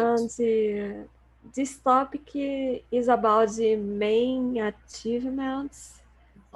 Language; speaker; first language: English; non-native, learner; Portuguese